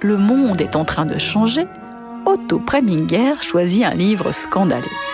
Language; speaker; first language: French; native; French